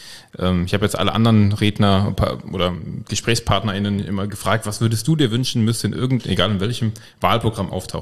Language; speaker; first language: German; native; German